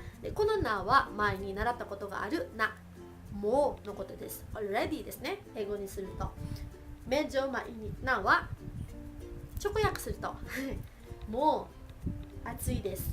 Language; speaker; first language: Japanese; early bilingual, other home language; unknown